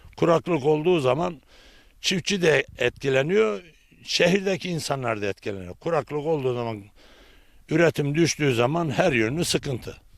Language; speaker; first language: Turkish; native; Turkish